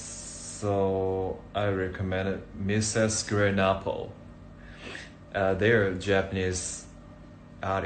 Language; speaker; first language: English; non-native, learner; Japanese